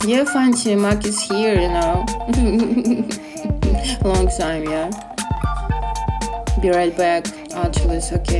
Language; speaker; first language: English; non-native, learner; Russian